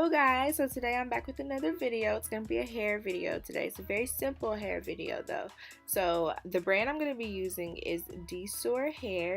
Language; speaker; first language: English; native; English